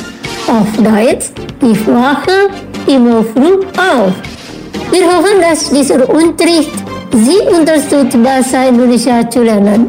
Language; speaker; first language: German; non-native, learner; Indonesian